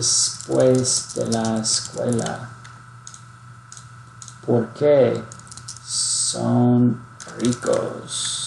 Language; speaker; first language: Spanish; non-native, fluent; English